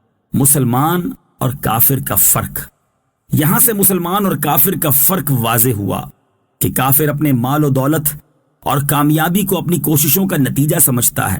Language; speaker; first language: Urdu; native; Urdu